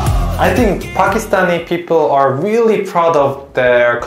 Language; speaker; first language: English; non-native, learner; Korean